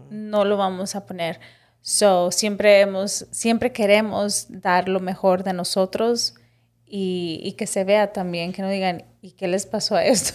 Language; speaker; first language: Spanish; early bilingual, heritage; Spanish